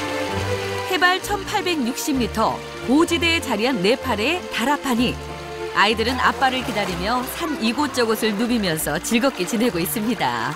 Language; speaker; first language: Korean; native; Korean